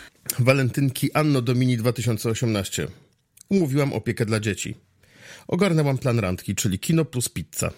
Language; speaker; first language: Polish; native; Polish